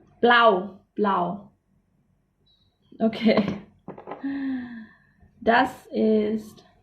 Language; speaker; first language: German; non-native, fluent; Thai